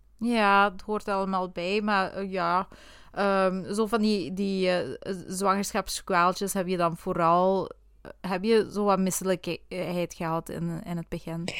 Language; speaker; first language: Dutch; native; Dutch